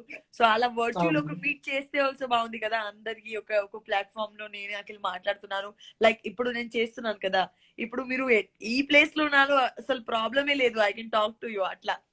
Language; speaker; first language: Telugu; non-native, learner; Gujarati